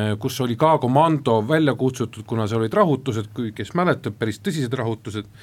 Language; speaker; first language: Estonian; non-native, local second language; Russian